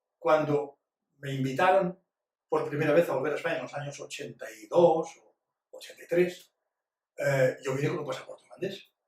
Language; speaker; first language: Spanish; native; Spanish